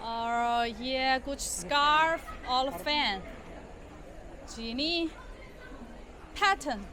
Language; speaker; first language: Hindi; non-native, fluent; Chinese